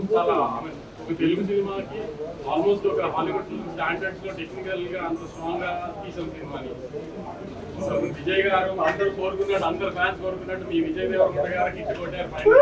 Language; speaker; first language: Telugu; native; Telugu